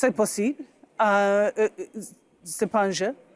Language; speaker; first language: French; non-native, fluent; English